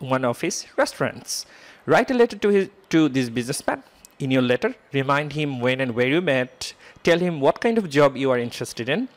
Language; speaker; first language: English; non-native, local second language; Bangla